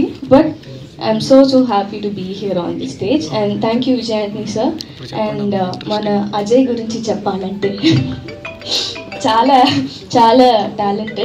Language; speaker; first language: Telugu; non-native, learner; Tamil